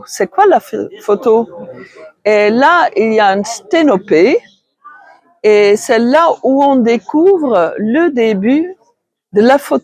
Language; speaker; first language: French; non-native, fluent; Dutch